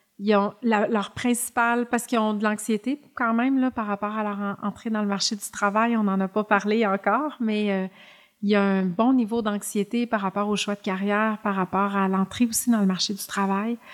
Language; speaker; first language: French; native; French